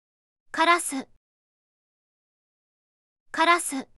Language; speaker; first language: Japanese; native; Japanese